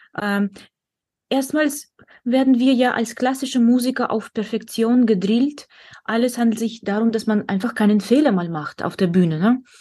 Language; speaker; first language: German; non-native, fluent; Russian